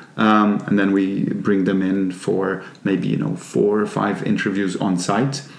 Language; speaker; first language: English; non-native, fluent; Polish